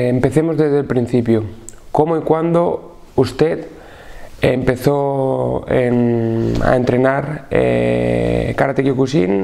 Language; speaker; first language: Spanish; non-native, fluent; Russian